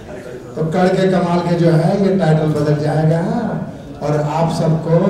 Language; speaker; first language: Hindi; native; Hindi